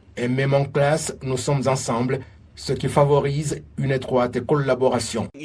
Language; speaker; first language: French; non-native, local second language; Kinyarwanda